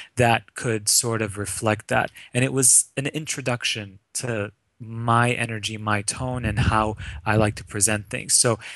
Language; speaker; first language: English; early bilingual, other home language; Arabic